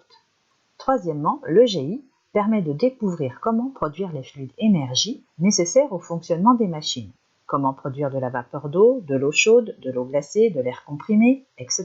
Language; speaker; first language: French; native; French